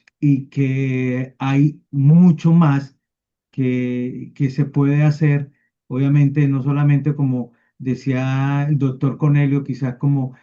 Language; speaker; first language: Spanish; native; Spanish